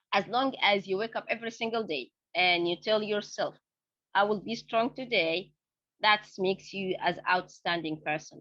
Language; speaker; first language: English; non-native, fluent; Arabic